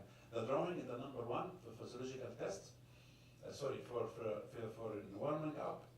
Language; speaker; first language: English; non-native, fluent; Arabic